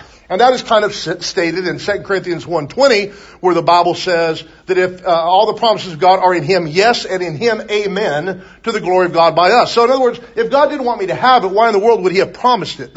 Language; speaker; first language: English; native; English